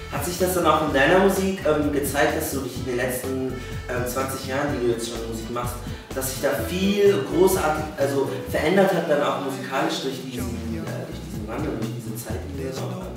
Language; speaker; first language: German; native; German